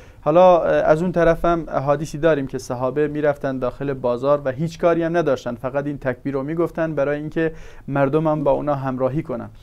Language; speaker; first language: Persian; native; Persian